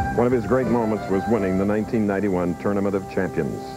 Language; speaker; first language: English; native; English